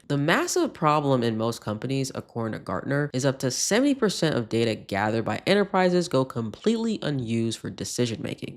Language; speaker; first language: English; native; English